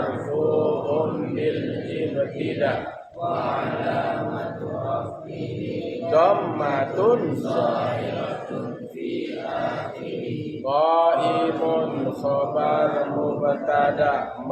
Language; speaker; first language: Arabic; non-native, fluent; Indonesian